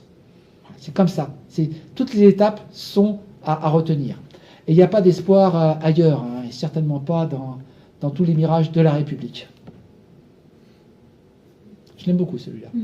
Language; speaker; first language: French; native; French